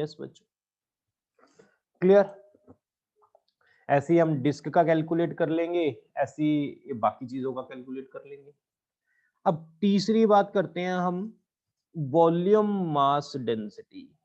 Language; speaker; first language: Hindi; native; Hindi